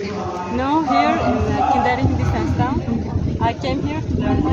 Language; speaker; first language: English; non-native, learner; Arabic